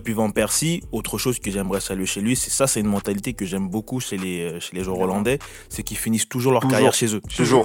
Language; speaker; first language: French; native; French